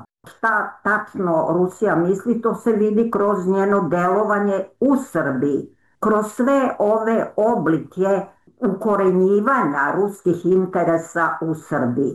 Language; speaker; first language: Serbian; native; Serbian